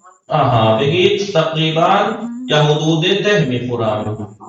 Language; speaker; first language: Persian; non-native, fluent; Urdu